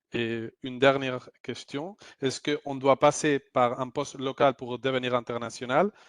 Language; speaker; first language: French; non-native, fluent; Spanish